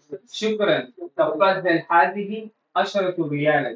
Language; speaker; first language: Arabic; non-native, learner; Urdu